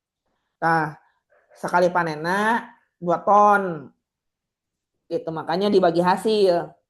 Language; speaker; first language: Indonesian; native; Indonesian